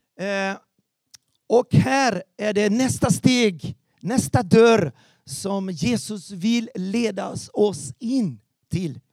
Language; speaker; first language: Swedish; non-native, fluent; Portuguese